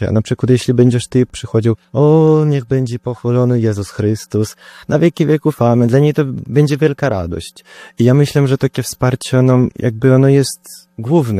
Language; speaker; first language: Polish; early bilingual, heritage; Russian